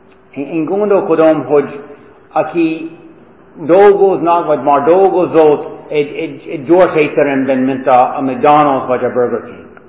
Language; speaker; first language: Hungarian; non-native, fluent; English